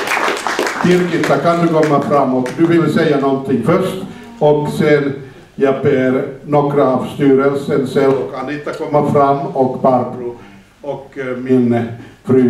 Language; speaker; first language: Swedish; non-native, fluent; Finnish